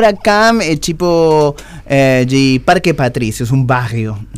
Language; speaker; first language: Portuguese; non-native, learner; Spanish